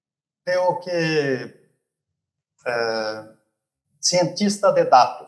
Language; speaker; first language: Spanish; non-native, fluent; Portuguese